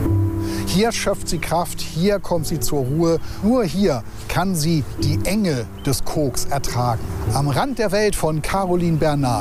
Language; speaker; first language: German; native; German